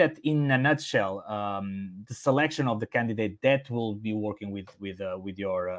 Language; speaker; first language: English; non-native, fluent; Portuguese